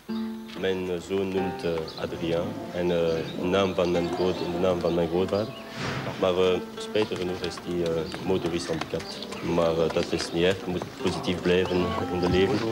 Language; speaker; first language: Dutch; non-native, learner; French